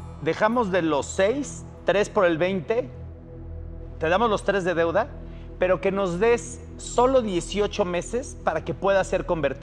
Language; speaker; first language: Spanish; native; Spanish